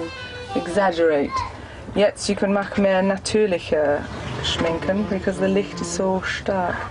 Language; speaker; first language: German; non-native, learner; English